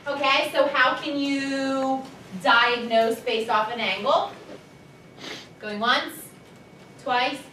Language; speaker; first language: English; native; English